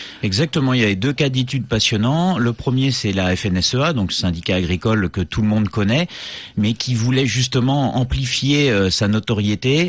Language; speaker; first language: French; native; French